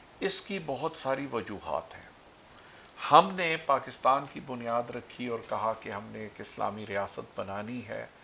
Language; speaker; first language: Urdu; non-native, local second language; Pashto